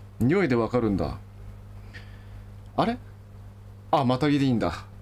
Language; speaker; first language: Japanese; native; Japanese